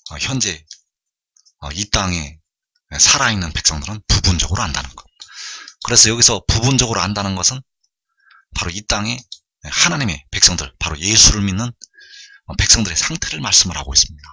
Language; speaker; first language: Korean; native; Korean